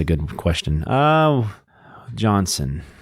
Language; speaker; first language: English; native; English